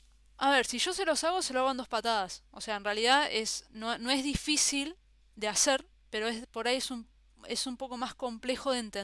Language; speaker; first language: Spanish; native; Spanish